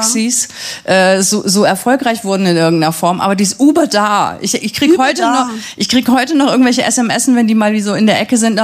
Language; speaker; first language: German; native; German